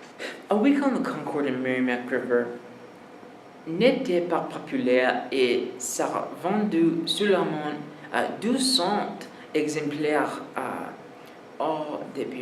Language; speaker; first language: French; non-native, learner; English